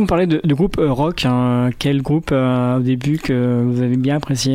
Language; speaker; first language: French; native; French